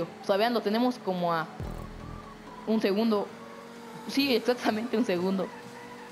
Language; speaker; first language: Spanish; native; Spanish